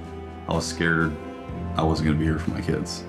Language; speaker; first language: English; native; English